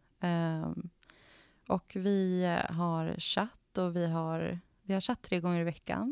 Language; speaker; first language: Swedish; native; Swedish